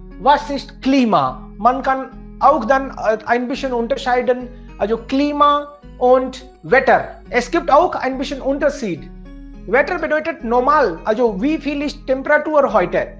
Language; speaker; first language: German; non-native, fluent; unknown